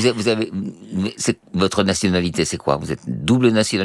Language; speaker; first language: French; native; French